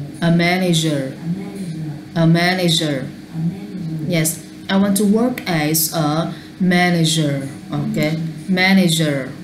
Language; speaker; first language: English; non-native, learner; Vietnamese